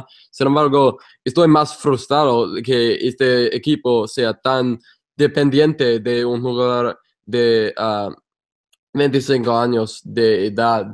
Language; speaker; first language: Spanish; non-native, fluent; English